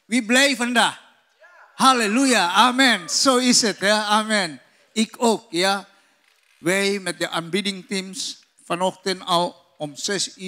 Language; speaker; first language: Dutch; non-native, learner; Indonesian